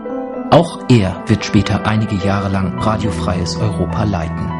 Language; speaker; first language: German; native; German